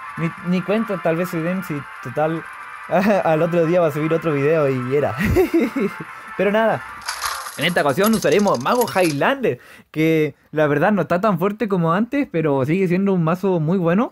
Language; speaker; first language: Spanish; native; Spanish